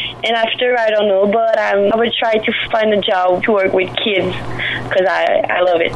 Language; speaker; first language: English; non-native, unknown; French